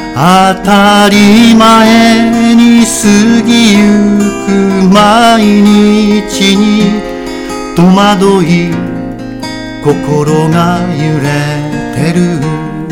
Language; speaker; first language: Japanese; native; Japanese